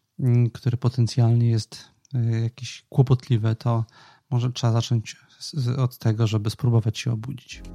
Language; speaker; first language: Polish; native; Polish